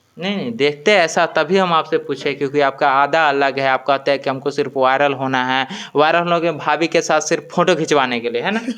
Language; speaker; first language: Hindi; non-native, local second language; Maithili